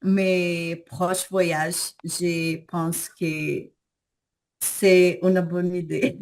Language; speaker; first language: French; non-native, learner; Portuguese